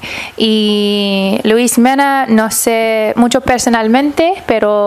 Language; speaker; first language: Spanish; early bilingual, heritage; English